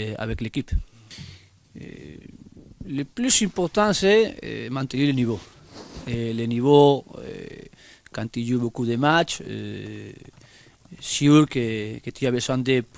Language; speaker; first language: French; non-native, fluent; Spanish